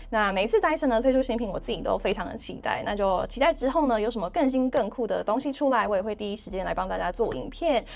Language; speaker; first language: Chinese; native; Chinese